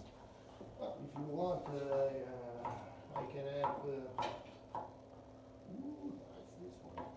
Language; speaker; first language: English; non-native, learner; Italian